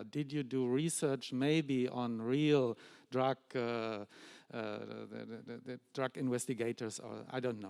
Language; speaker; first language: English; non-native, fluent; German